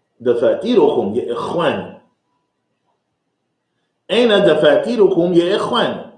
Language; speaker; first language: Arabic; non-native, fluent; English